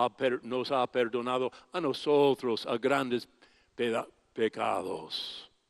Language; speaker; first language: Spanish; non-native, fluent; English